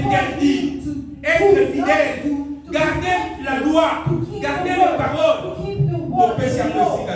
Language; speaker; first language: French; non-native, local second language; Lingala